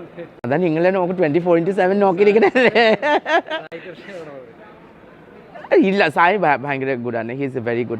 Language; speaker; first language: Malayalam; non-native, fluent; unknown